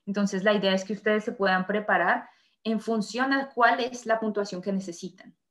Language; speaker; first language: Spanish; native; Spanish